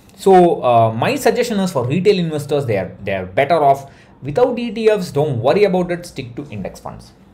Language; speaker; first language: English; non-native, local second language; Tamil